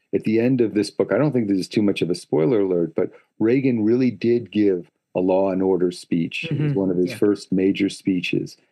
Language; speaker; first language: English; native; English